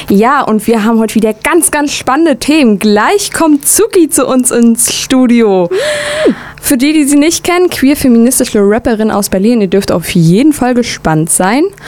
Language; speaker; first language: German; native; German